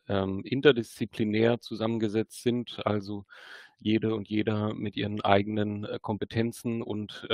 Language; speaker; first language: German; native; German